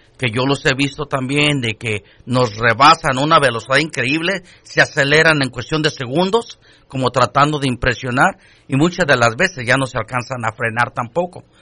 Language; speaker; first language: Spanish; native; Spanish